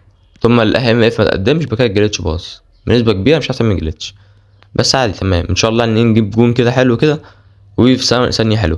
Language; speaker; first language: Arabic; native; Arabic